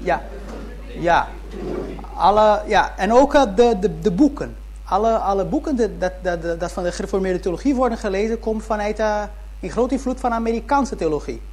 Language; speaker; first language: Dutch; early bilingual, heritage; Dutch